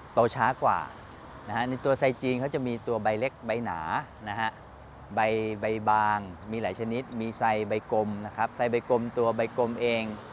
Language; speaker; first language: Thai; native; Thai